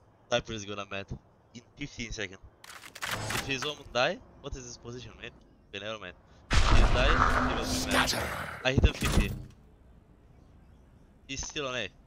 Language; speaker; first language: English; non-native, fluent; Turkish